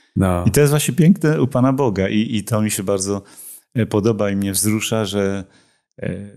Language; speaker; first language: Polish; native; Polish